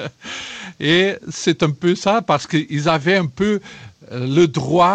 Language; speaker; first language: French; non-native, fluent; Portuguese